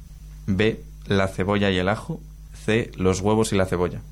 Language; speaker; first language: Spanish; native; Spanish